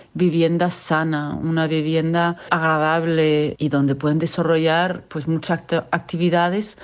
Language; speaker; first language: Spanish; non-native, fluent; Danish